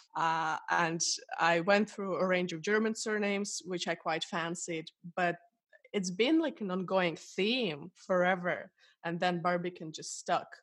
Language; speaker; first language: English; non-native, fluent; Russian